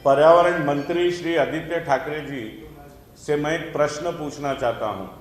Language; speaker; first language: Hindi; non-native, local second language; Marathi